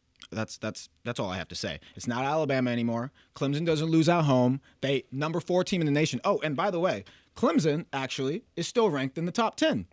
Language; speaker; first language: English; native; English